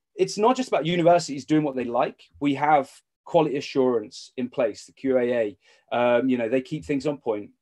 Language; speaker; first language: English; native; English